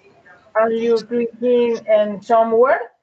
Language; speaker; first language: English; non-native, learner; Spanish